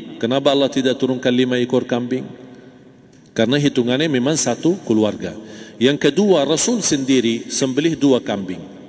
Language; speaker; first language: Malay; non-native, fluent; Arabic